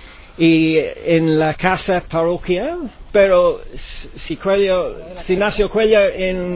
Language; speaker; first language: Spanish; non-native, learner; English